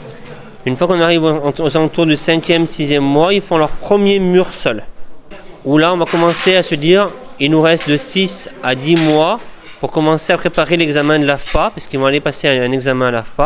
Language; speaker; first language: French; native; French